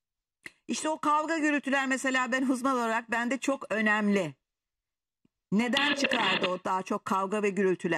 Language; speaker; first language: Turkish; native; Turkish